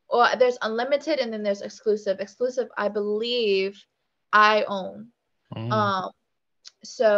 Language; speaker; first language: English; native; English